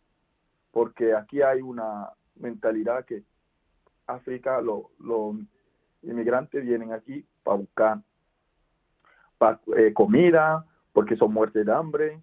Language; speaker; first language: Spanish; non-native, fluent; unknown